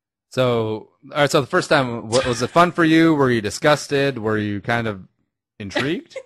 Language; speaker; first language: English; native; English